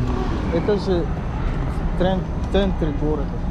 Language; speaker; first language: Russian; non-native, fluent; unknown